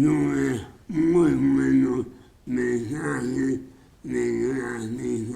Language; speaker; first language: Spanish; non-native, fluent; English